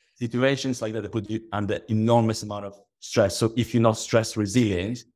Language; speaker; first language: English; non-native, fluent; Russian